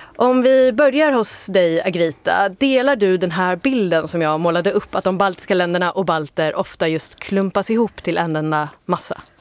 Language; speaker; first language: Swedish; native; Swedish